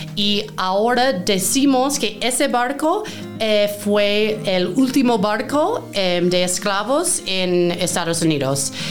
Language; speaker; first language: Spanish; non-native, fluent; English